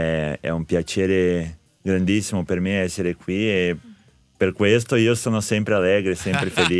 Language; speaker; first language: Italian; non-native, fluent; Portuguese